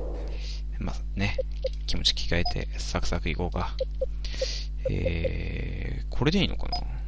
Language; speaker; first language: Japanese; native; Japanese